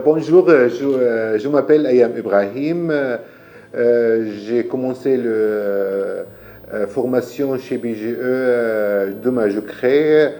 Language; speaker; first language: French; non-native, learner; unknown